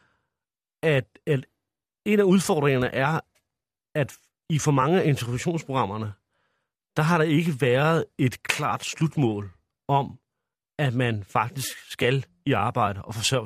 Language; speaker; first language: Danish; early bilingual, other home language; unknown